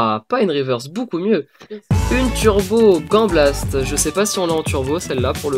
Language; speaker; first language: French; native; French